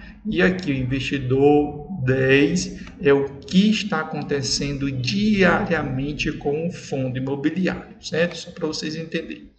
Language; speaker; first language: Portuguese; native; Portuguese